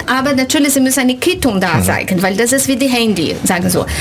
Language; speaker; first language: German; non-native, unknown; Portuguese